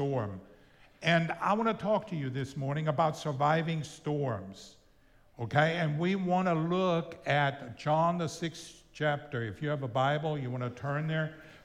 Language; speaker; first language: English; non-native, fluent; German